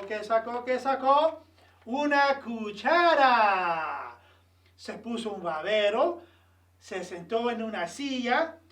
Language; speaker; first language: Spanish; early bilingual, other home language; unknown